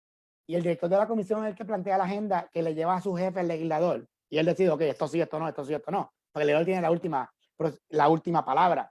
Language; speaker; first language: Spanish; native; Spanish